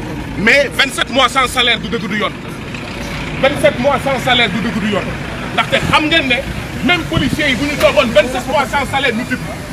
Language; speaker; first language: French; non-native, local second language; Wolof